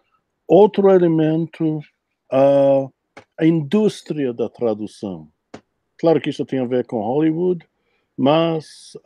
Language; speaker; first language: Portuguese; non-native, fluent; English